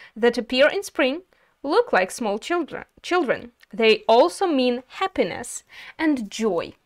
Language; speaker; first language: English; non-native, fluent; Ukrainian